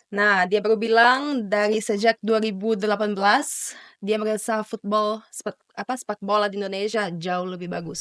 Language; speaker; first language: Indonesian; non-native, fluent; Portuguese